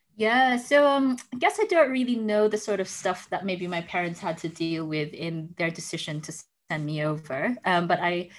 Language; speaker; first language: English; non-native, local second language; Filipino